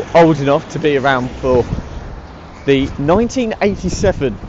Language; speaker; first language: English; native; English